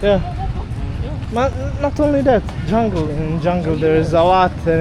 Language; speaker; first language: English; non-native, learner; German